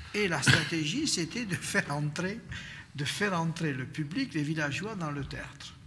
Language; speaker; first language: French; non-native, fluent; Romanian